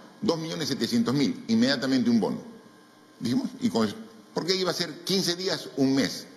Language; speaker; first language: Spanish; native; Spanish